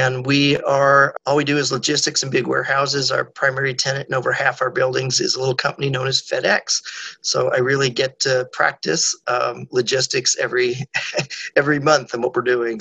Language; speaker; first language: English; native; English